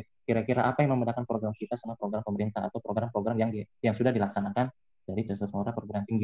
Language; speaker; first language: Indonesian; native; Indonesian